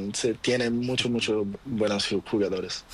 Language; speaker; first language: Spanish; non-native, learner; Portuguese